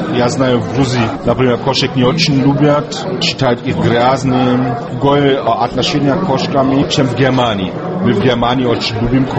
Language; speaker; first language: Russian; non-native, fluent; German